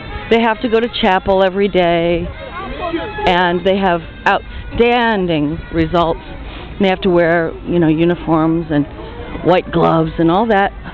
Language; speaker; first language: English; native; English